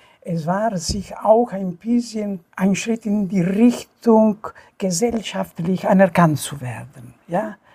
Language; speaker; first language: German; non-native, fluent; Italian